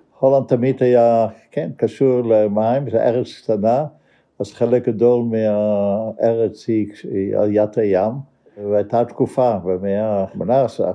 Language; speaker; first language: Hebrew; non-native, fluent; Dutch